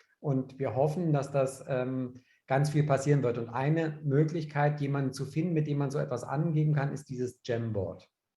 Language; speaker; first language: German; native; German